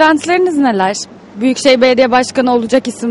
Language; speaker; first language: Turkish; native; Turkish